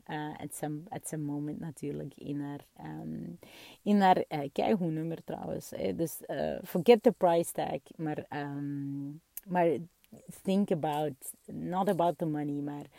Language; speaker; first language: Dutch; early bilingual, other home language; Russian